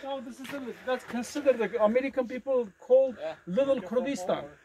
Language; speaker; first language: English; non-native, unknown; Kurdish